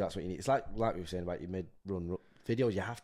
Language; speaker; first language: English; native; English